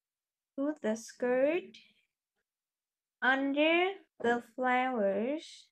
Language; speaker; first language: English; non-native, fluent; Vietnamese